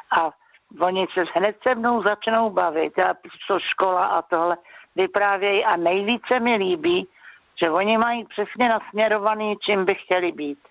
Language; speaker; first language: Czech; native; Czech